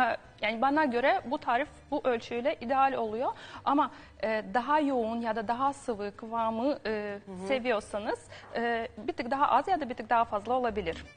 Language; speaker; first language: Turkish; non-native, fluent; Ukrainian